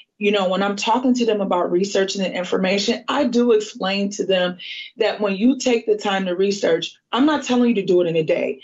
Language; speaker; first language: English; native; English